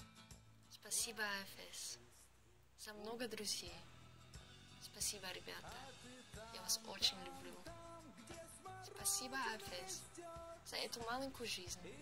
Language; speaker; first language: Russian; non-native, fluent; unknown